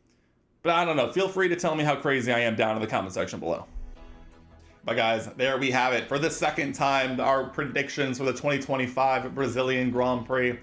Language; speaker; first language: English; native; English